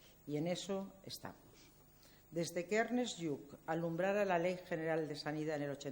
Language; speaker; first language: Spanish; native; Spanish